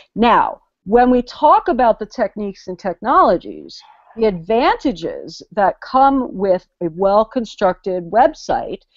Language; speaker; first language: English; native; English